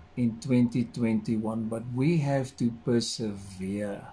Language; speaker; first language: English; non-native, local second language; Afrikaans